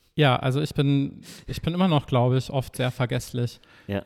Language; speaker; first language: German; native; German